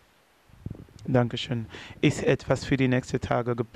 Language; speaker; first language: German; non-native, fluent; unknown